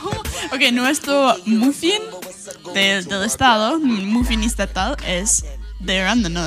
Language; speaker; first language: Spanish; non-native, fluent; English